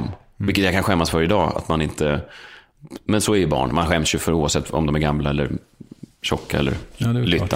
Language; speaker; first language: Swedish; native; Swedish